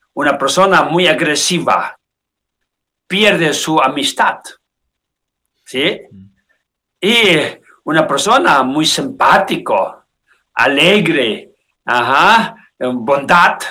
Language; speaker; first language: Spanish; non-native, learner; Tibetan